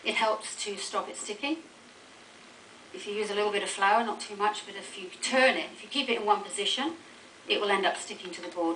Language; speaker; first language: English; native; English